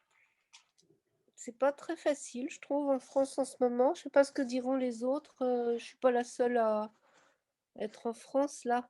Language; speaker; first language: French; native; French